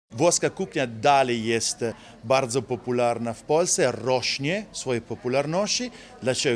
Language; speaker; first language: Polish; non-native, learner; Italian